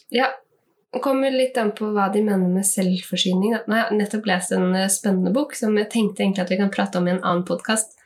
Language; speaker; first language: Norwegian; native; Norwegian